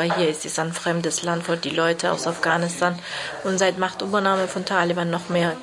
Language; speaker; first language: German; non-native, fluent; Persian